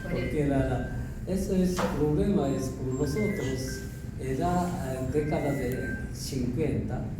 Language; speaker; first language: Spanish; non-native, learner; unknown